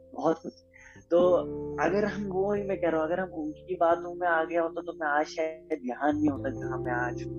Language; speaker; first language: Hindi; native; Hindi